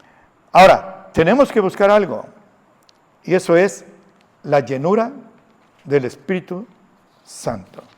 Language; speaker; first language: Spanish; native; Spanish